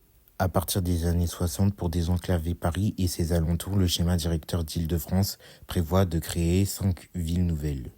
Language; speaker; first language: French; native; French